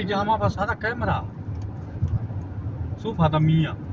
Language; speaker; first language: Arabic; non-native, learner; Hindi